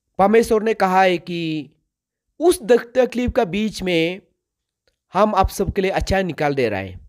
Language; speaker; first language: Hindi; non-native, local second language; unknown